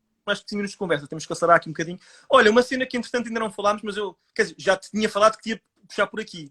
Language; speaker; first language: Portuguese; native; Portuguese